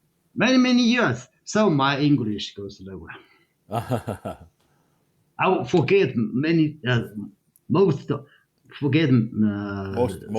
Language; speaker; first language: English; non-native, learner; Chinese